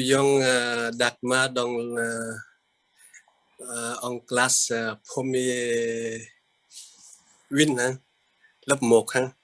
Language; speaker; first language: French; non-native, fluent; Vietnamese